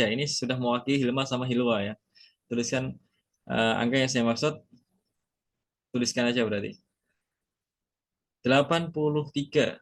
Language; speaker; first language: Indonesian; native; Indonesian